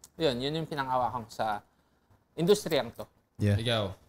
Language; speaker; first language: Filipino; native; Filipino